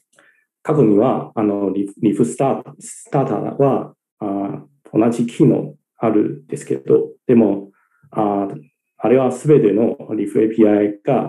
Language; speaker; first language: Japanese; non-native, learner; Chinese